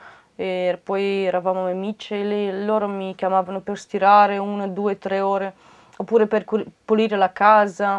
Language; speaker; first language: Italian; non-native, fluent; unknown